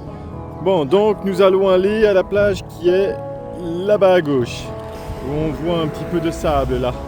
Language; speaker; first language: French; native; French